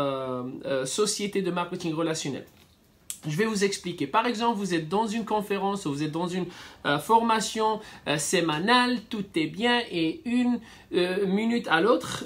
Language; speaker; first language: French; non-native, fluent; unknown